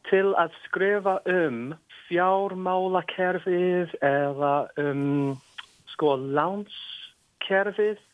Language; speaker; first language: Icelandic; non-native, fluent; English